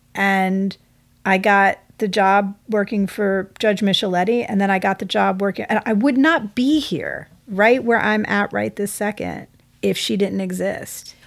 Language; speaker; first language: English; native; English